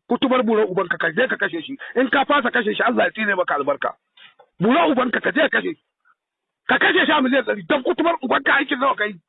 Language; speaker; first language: Hausa; native; Hausa